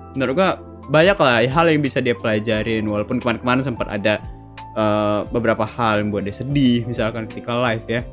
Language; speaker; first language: Indonesian; native; Indonesian